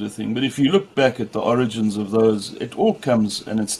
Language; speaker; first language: English; native; English